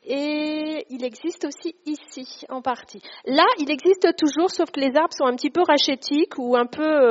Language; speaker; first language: French; native; French